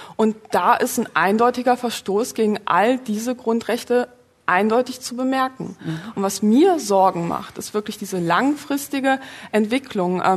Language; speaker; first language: German; early bilingual, other home language; Polish